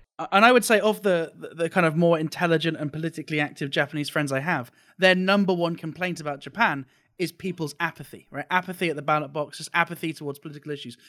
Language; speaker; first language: English; native; English